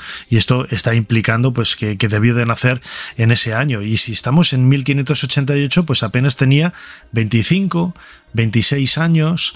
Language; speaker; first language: Spanish; native; Spanish